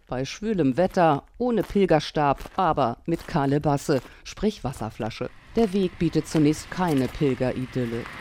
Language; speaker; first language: German; native; German